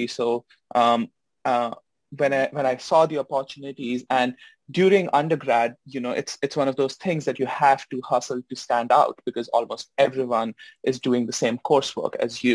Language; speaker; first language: English; non-native, local second language; Hindi